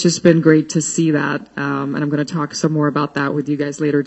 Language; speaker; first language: English; non-native, local second language; Hindi